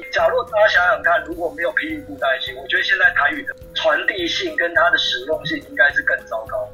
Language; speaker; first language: Chinese; non-native, local second language; Min Nan Chinese